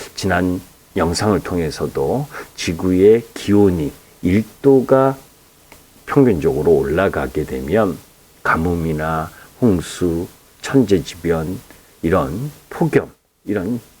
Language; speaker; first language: Korean; native; Korean